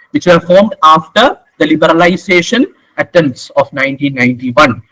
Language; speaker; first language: English; non-native, local second language; Malayalam